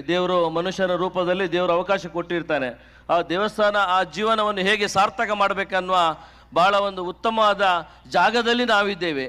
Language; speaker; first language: Kannada; native; Kannada